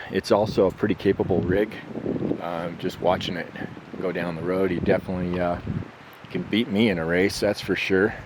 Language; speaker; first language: English; native; English